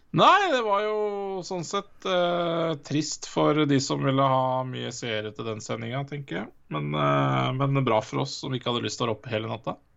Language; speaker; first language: Norwegian; native; Norwegian